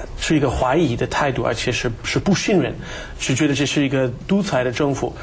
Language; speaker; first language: Chinese; non-native, fluent; English